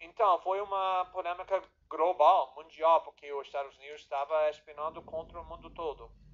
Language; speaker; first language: Portuguese; non-native, fluent; English